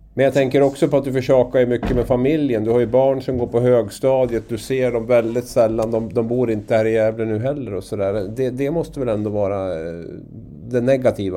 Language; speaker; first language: Swedish; native; Swedish